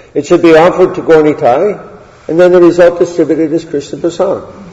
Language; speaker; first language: English; native; English